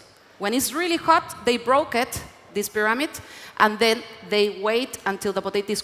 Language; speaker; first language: English; non-native, learner; Spanish